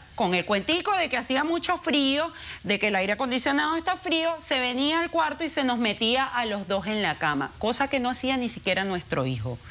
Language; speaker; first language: Spanish; native; Spanish